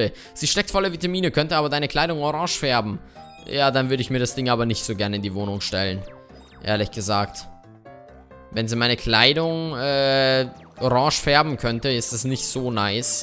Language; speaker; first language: German; native; German